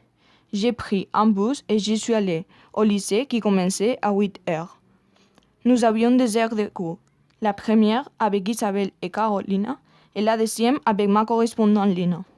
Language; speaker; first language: French; non-native, learner; Spanish